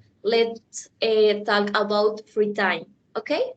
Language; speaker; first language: English; non-native, learner; Spanish